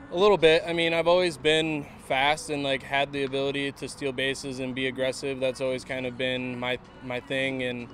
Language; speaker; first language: English; native; English